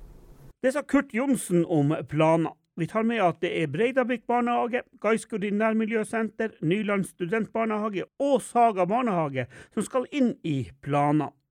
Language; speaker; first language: Norwegian; native; Norwegian